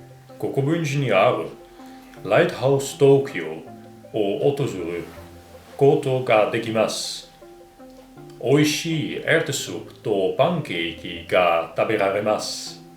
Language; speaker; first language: Japanese; non-native, fluent; Dutch